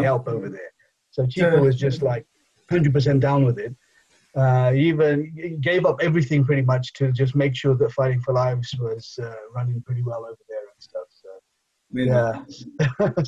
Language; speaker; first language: English; non-native, local second language; Bangla